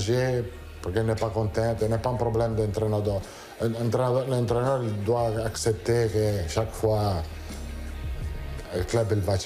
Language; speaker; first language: French; non-native, learner; Italian